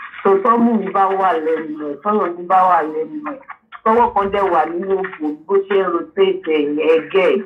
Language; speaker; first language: Yoruba; native; Yoruba